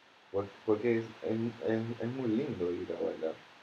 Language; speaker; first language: Spanish; non-native, fluent; Russian